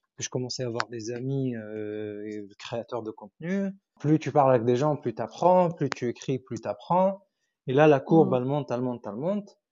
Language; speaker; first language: French; non-native, local second language; Arabic